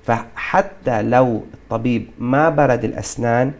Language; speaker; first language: Arabic; native; Arabic